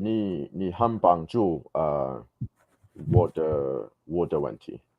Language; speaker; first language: Chinese; non-native, learner; English